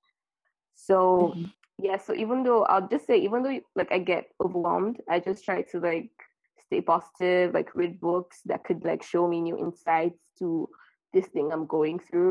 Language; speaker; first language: English; non-native, local second language; Yoruba